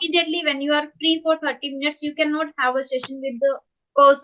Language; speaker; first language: English; non-native, local second language; Hindi